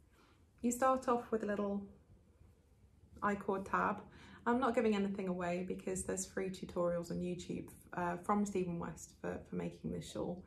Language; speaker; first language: English; native; English